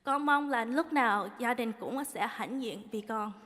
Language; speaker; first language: Vietnamese; early bilingual, heritage; Vietnamese